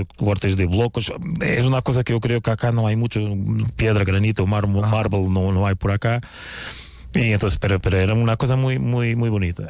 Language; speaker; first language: Spanish; non-native, fluent; Portuguese